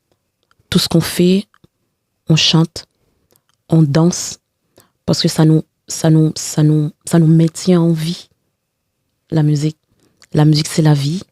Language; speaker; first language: French; non-native, local second language; Haitian Creole